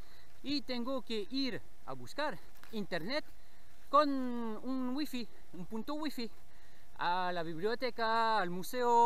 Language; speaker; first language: Spanish; non-native, learner; French